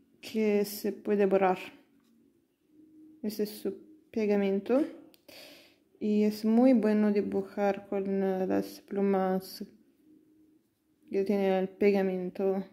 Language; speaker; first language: Spanish; non-native, learner; Italian